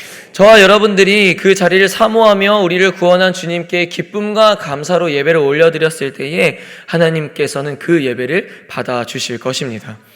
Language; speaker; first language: Korean; native; Korean